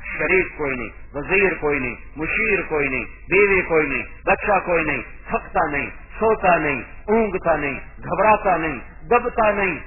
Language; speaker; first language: Urdu; non-native, local second language; Punjabi